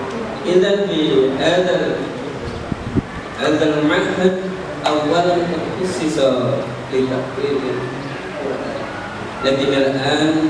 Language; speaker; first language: Arabic; non-native, learner; Indonesian